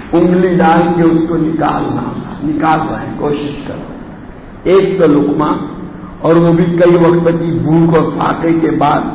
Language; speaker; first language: Urdu; non-native, local second language; Gujarati